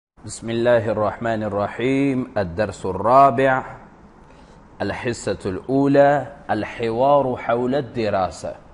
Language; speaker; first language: Arabic; non-native, fluent; Urdu